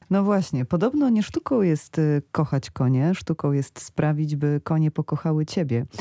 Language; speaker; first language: Polish; native; Polish